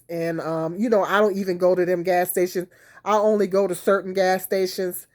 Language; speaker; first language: English; native; English